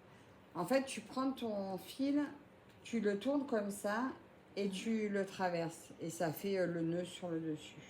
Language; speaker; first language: French; native; French